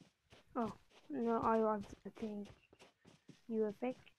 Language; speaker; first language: English; non-native, learner; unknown